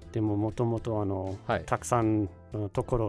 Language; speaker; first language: Japanese; non-native, learner; Danish